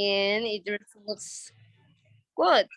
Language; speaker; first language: English; non-native, learner; Spanish